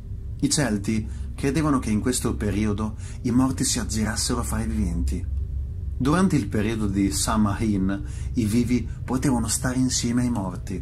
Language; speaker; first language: Italian; native; Italian